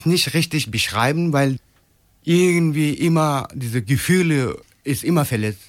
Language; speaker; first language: German; non-native, learner; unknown